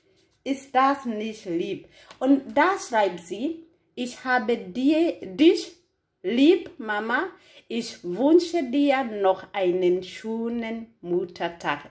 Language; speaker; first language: German; non-native, fluent; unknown